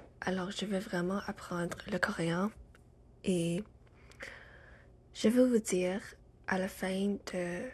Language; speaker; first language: French; non-native, learner; English